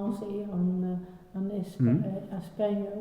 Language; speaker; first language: French; non-native, learner; Dutch